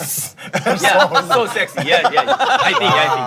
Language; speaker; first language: English; non-native, learner; Korean